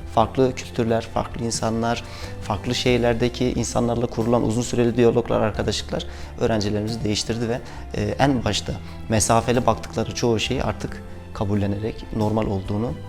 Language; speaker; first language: Turkish; native; Turkish